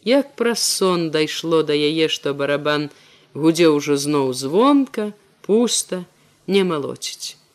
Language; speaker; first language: Belarusian; native; Belarusian